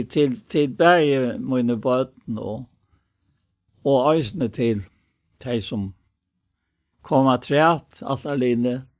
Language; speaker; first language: Danish; non-native, local second language; Faroese